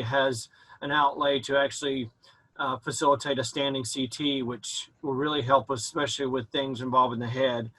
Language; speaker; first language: English; native; English